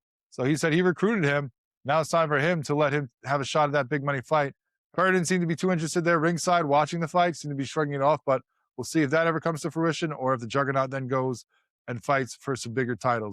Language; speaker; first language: English; native; English